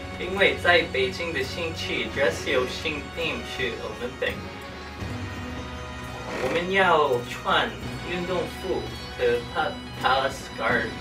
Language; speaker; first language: Chinese; non-native, learner; English